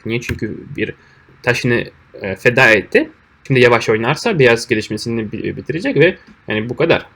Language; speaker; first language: Turkish; non-native, fluent; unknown